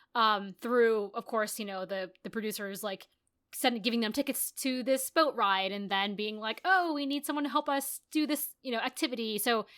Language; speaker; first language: English; native; English